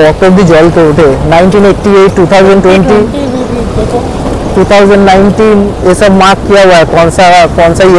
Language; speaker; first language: Hindi; non-native, local second language; Bangla